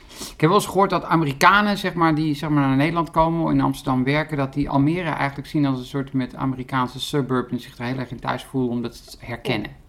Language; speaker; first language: Dutch; native; Dutch